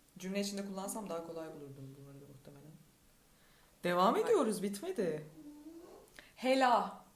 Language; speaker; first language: Turkish; native; Turkish